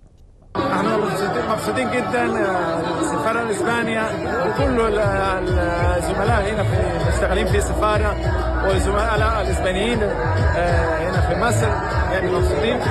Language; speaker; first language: Arabic; non-native, fluent; Spanish